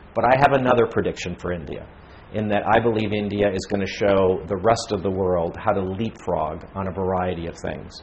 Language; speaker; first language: English; native; English